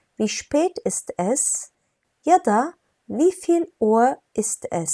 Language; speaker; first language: German; non-native, fluent; Turkish